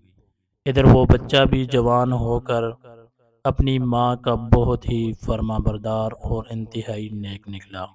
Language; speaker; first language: Urdu; native; Urdu